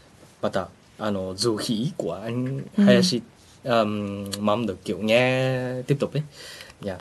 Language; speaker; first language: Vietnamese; early bilingual, heritage; Vietnamese